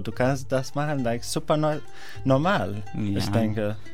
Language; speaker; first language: German; non-native, learner; Arabic